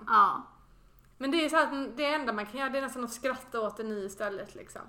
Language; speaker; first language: Swedish; native; Swedish